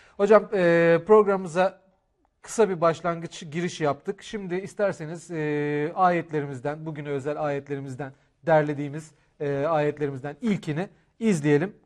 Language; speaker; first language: Turkish; native; Turkish